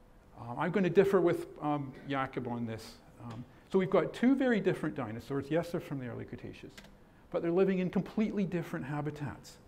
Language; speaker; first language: English; native; English